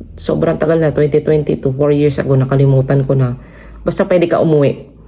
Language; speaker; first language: Filipino; non-native, local second language; Cebuano